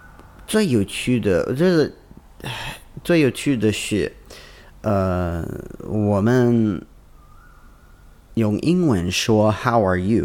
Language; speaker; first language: Chinese; non-native, learner; English